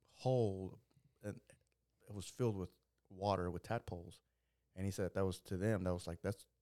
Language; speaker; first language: English; early bilingual, other home language; Spanish